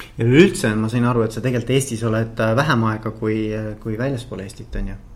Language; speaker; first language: Estonian; native; Estonian